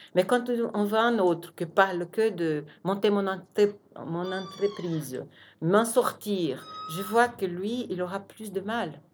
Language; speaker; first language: French; non-native, fluent; Portuguese